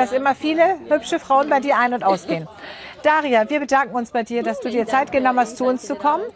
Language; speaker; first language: German; native; German